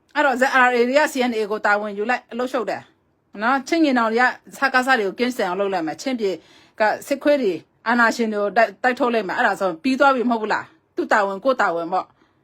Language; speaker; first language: Burmese; non-native, local second language; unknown